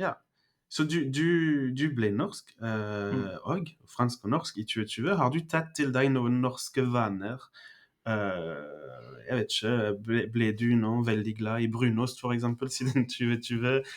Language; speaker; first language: Norwegian; non-native, fluent; French